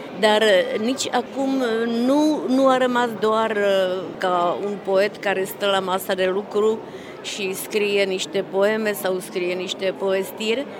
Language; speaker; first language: Romanian; non-native, fluent; Czech